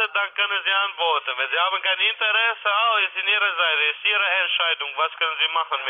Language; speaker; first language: German; non-native, learner; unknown